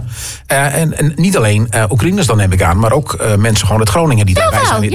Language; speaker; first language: Dutch; native; Dutch